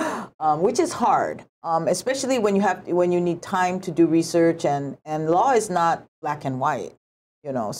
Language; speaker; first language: English; early bilingual, other home language; Japanese